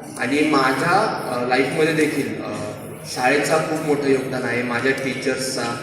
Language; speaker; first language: Marathi; native; Marathi